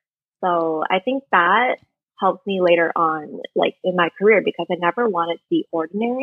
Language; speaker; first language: English; native; English